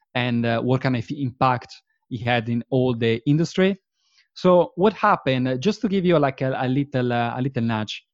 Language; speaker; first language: English; non-native, fluent; Italian